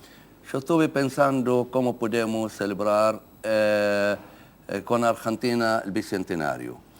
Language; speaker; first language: Spanish; non-native, fluent; Arabic